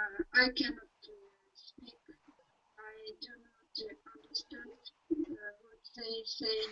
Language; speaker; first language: English; non-native, learner; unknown